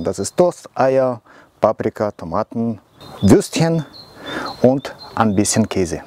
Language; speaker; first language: German; non-native, learner; Russian